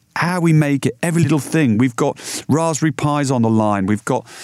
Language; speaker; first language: English; native; English